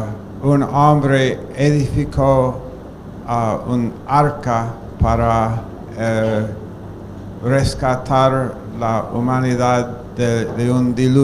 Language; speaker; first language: Spanish; non-native, fluent; English